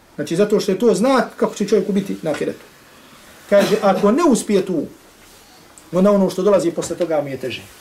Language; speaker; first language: Bosnian; native; Bosnian